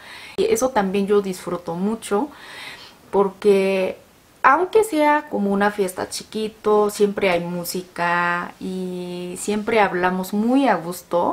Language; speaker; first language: Spanish; non-native, learner; Korean